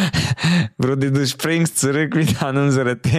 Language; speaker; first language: German; non-native, fluent; Hungarian